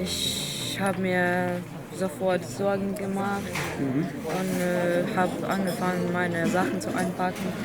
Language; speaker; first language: German; non-native, learner; Ukrainian